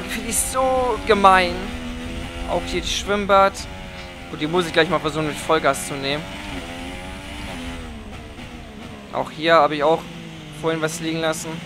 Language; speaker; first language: German; native; German